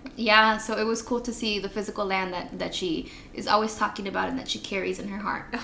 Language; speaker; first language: English; early bilingual, other home language; Spanish